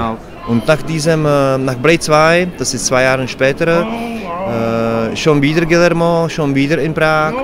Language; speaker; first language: German; non-native, learner; Czech